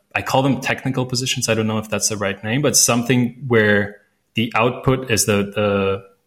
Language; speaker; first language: English; non-native, fluent; Latvian